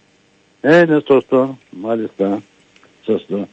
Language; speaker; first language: Greek; non-native, local second language; Turkish